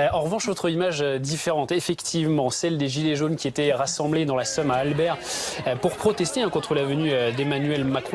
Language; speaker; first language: French; native; French